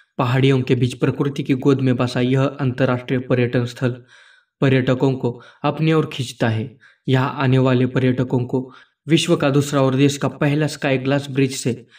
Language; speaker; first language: Hindi; non-native, local second language; Marathi